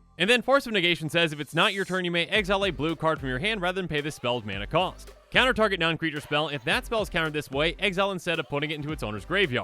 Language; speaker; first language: English; native; English